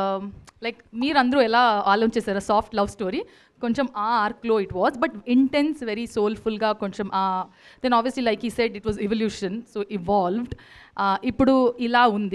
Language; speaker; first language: Telugu; non-native, fluent; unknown